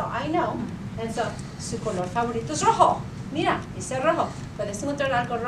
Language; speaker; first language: Spanish; non-native, fluent; English